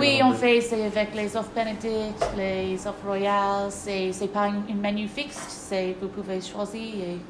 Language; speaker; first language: French; non-native, learner; English